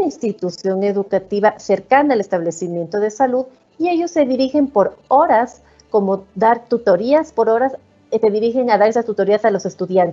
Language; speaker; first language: Spanish; native; Spanish